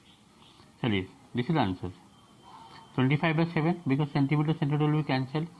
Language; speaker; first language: English; non-native, local second language; Bangla